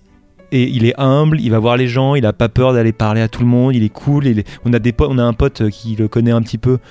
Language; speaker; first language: French; native; French